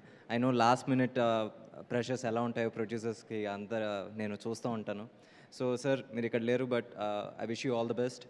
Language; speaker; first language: Telugu; native; Telugu